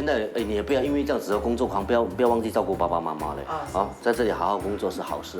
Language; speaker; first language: Chinese; native; Chinese